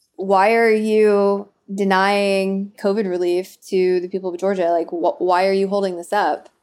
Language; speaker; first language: English; native; English